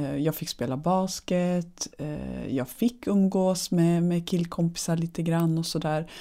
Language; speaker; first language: Swedish; early bilingual, other home language; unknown